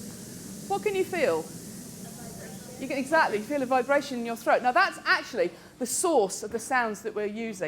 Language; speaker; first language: English; native; English